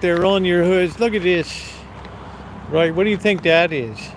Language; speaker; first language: English; native; English